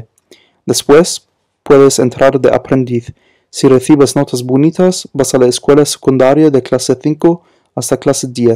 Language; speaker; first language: Spanish; non-native, learner; German